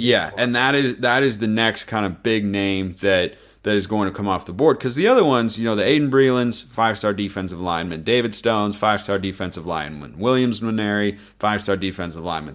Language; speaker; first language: English; native; English